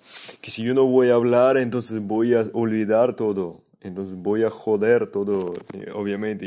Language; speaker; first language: Spanish; non-native, fluent; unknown